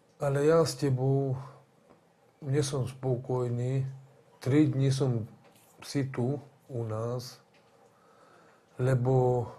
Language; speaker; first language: Slovak; non-native, local second language; Hungarian